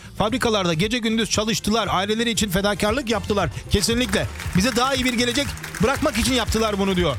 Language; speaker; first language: Turkish; early bilingual, heritage; Turkish